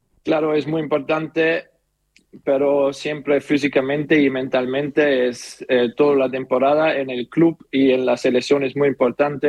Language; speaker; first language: Spanish; non-native, learner; German